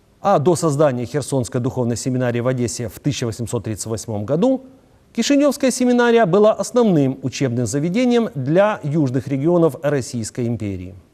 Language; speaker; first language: Russian; native; Russian